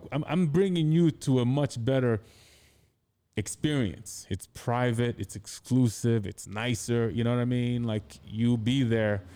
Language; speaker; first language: English; non-native, local second language; Igbo